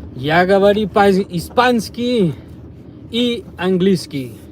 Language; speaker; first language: Russian; non-native, learner; English